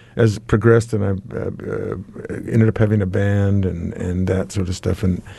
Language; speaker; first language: English; native; English